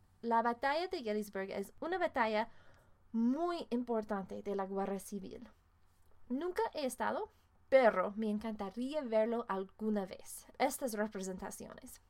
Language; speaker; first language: Spanish; non-native, fluent; English